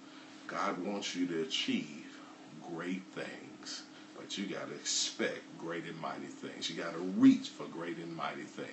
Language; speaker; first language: English; native; English